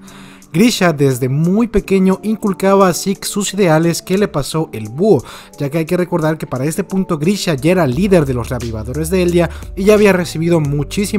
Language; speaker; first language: Spanish; native; Spanish